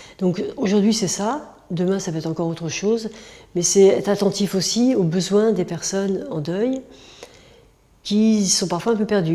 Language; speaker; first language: French; native; French